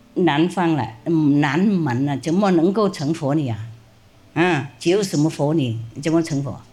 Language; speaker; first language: Chinese; non-native, fluent; Vietnamese